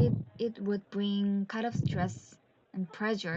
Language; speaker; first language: English; non-native, learner; Korean